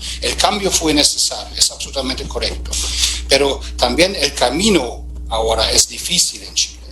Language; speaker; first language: Spanish; non-native, fluent; German